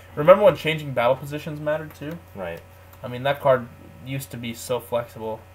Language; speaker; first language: English; native; English